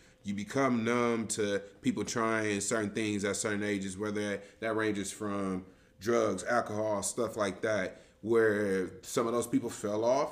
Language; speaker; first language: English; native; English